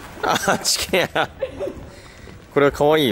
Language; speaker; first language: Japanese; native; Japanese